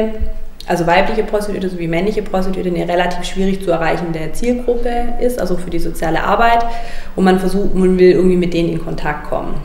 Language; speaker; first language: German; native; German